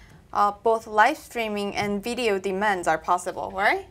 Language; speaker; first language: English; non-native, fluent; Korean